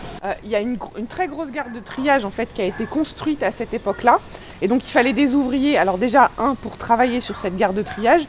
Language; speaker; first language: French; native; French